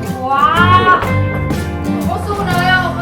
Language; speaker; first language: Korean; non-native, fluent; Vietnamese